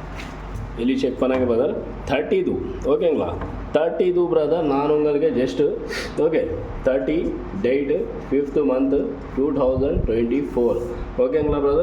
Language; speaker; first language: Tamil; non-native, local second language; Kannada